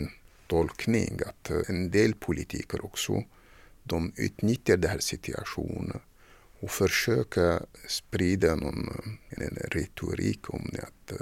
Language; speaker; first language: Swedish; non-native, fluent; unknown